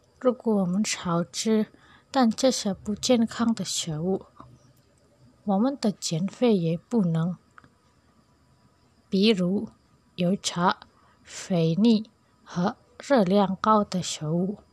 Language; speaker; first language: Chinese; non-native, learner; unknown